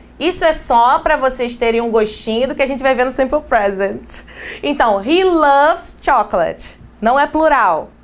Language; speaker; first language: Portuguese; native; Portuguese